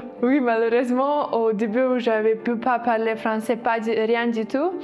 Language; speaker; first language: French; non-native, fluent; Ukrainian